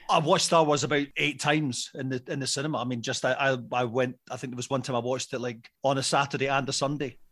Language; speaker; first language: English; native; English